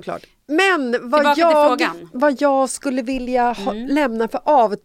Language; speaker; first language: Swedish; native; Swedish